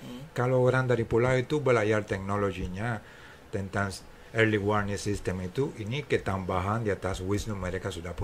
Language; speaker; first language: Indonesian; non-native, fluent; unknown